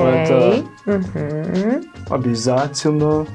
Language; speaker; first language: Russian; non-native, fluent; English